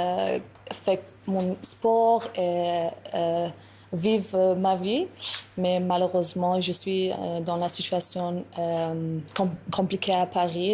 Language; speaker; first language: French; non-native, learner; Persian